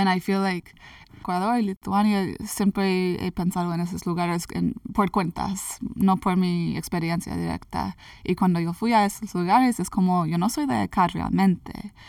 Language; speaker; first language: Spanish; early bilingual, heritage; English